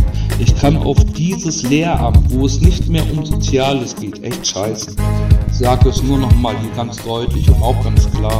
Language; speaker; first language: German; native; German